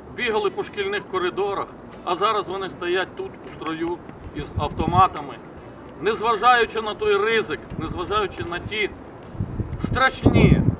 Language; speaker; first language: Ukrainian; native; Ukrainian